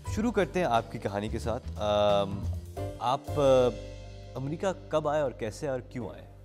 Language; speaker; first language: Urdu; native; Urdu